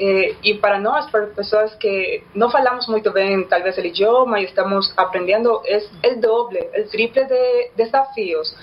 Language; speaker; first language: Portuguese; non-native, learner; Spanish